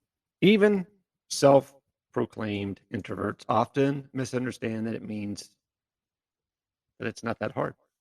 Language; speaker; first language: English; native; English